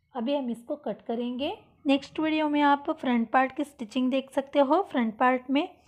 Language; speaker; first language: Hindi; non-native, local second language; Kannada